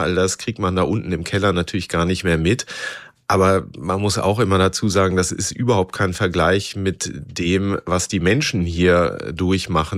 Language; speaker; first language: German; native; German